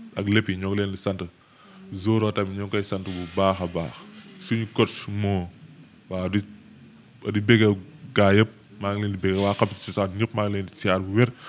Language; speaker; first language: Wolof; native; Wolof